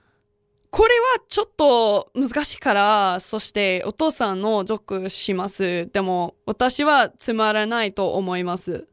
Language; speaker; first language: Japanese; non-native, learner; English